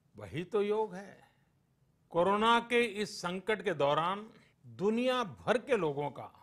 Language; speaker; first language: Hindi; non-native, local second language; Gujarati